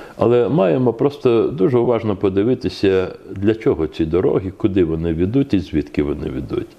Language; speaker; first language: Ukrainian; non-native, local second language; Crimean Tatar